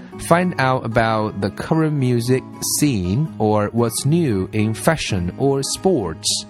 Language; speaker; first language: English; non-native, fluent; Chinese